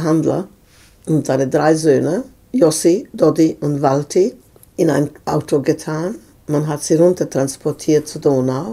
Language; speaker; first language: German; non-native, fluent; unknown